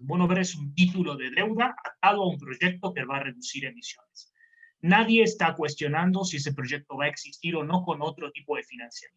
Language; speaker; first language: Spanish; native; Spanish